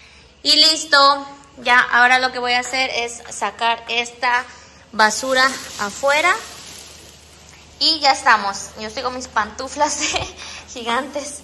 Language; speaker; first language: Spanish; native; Spanish